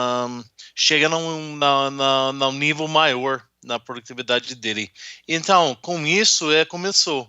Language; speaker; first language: Portuguese; non-native, fluent; English